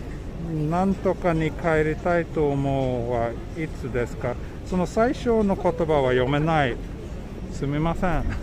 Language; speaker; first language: Japanese; non-native, fluent; Swedish